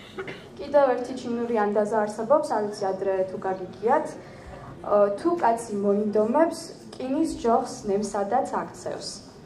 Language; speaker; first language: Chinese; non-native, learner; Georgian